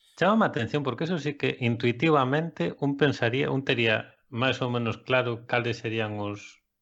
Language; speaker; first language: Galician; non-native, local second language; Spanish